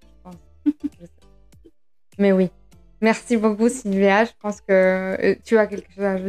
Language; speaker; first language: French; non-native, fluent; Spanish